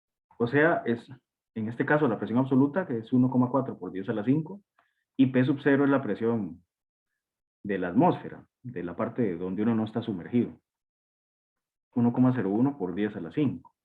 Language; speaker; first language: Spanish; native; Spanish